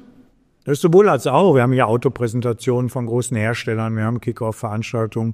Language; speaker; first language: German; native; German